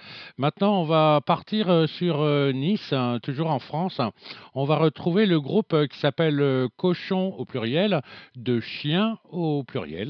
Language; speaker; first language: French; native; French